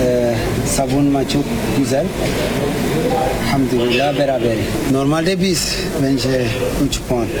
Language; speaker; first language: Turkish; non-native, learner; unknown